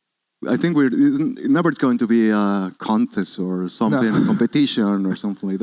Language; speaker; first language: English; non-native, learner; Spanish